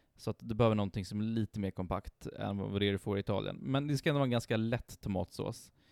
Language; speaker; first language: Swedish; non-native, fluent; Italian